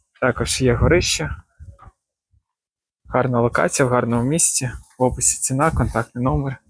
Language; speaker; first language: Ukrainian; native; Ukrainian